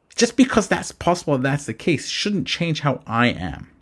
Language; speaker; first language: English; native; English